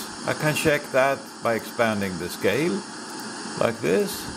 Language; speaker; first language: English; non-native, fluent; Swedish